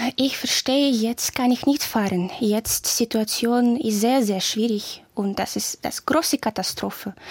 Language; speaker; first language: German; non-native, learner; Russian